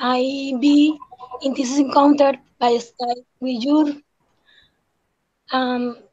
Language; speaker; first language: English; non-native, learner; Spanish